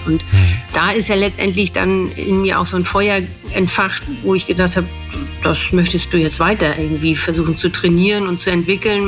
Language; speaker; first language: German; native; German